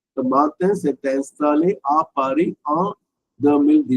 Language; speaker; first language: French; non-native, fluent; Tamil